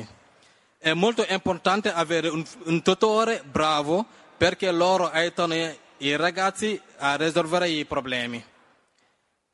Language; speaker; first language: Italian; non-native, learner; Wolof